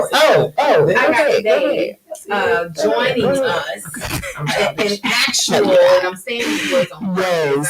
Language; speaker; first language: English; native; English